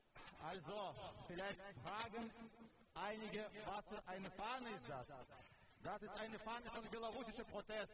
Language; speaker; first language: German; non-native, fluent; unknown